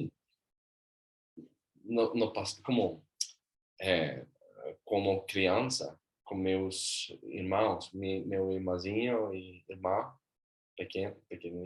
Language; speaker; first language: Portuguese; non-native, learner; Swedish